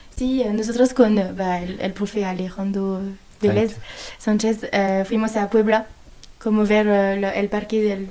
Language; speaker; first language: Spanish; non-native, learner; French